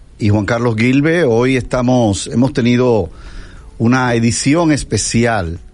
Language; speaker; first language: Spanish; native; Spanish